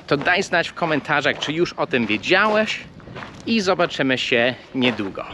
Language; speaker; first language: Polish; non-native, fluent; English